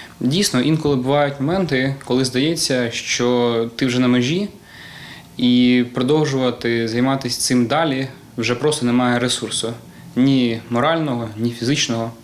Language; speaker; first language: Ukrainian; native; Ukrainian